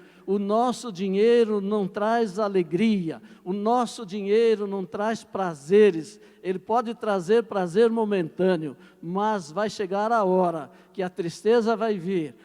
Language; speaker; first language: Portuguese; native; Portuguese